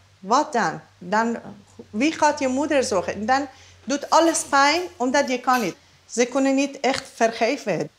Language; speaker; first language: Dutch; non-native, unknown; Persian